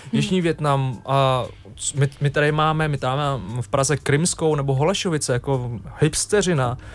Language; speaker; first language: Czech; early bilingual, other home language; Vietnamese